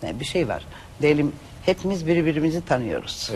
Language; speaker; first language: Turkish; non-native, learner; Macedonian